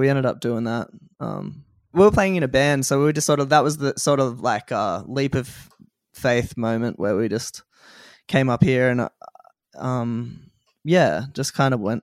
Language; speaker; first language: English; native; English